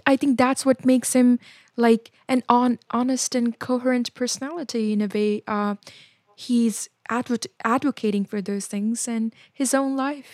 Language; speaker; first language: English; non-native, local second language; Hindi